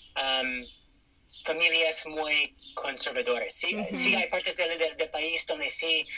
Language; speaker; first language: Spanish; non-native, fluent; English